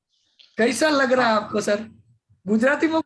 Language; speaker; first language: Hindi; native; Hindi